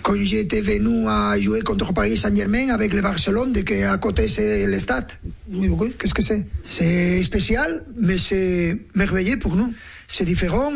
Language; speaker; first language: French; non-native, learner; Spanish